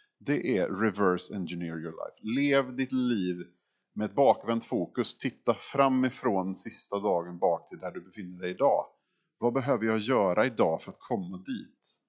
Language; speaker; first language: Swedish; native; Swedish